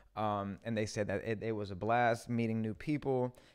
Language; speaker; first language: English; early bilingual, other home language; Spanish